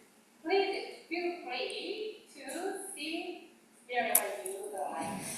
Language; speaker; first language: English; non-native, learner; Korean